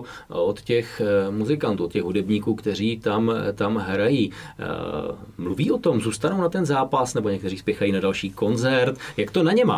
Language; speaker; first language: Czech; native; Czech